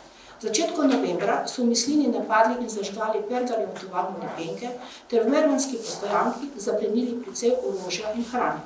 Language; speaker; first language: Slovenian; native; Slovenian